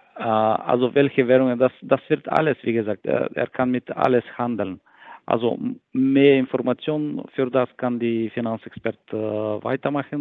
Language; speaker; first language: German; non-native, fluent; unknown